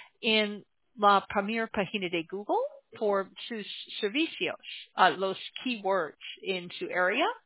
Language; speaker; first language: Spanish; non-native, learner; English